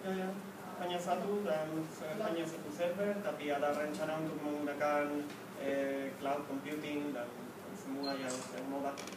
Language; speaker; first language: Indonesian; non-native, fluent; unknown